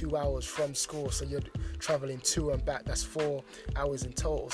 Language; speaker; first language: English; native; English